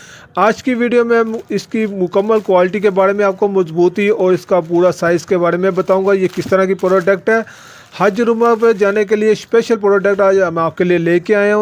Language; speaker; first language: Hindi; non-native, local second language; Punjabi